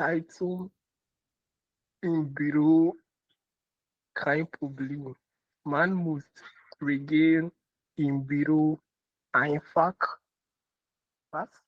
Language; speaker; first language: German; non-native, learner; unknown